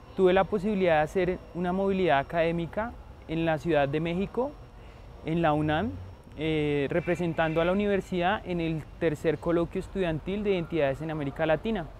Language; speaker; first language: Spanish; native; Spanish